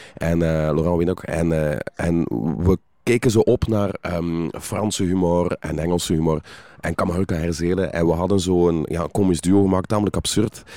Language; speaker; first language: Dutch; native; Dutch